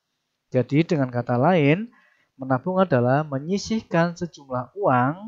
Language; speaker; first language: Indonesian; native; Indonesian